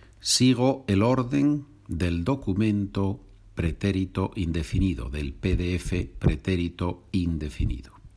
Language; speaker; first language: Spanish; non-native, fluent; English